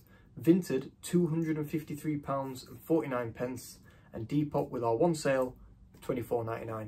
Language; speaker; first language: English; native; English